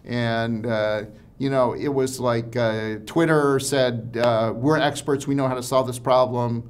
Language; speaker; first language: English; native; English